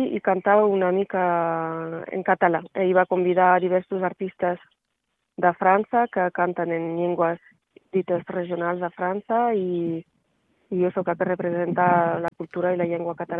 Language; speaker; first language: Catalan; non-native, local second language; French